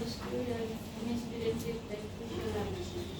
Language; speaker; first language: English; non-native, learner; Indonesian